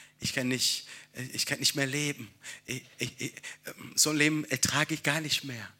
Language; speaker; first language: German; non-native, fluent; Italian